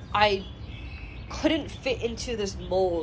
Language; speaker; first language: English; non-native, local second language; Cantonese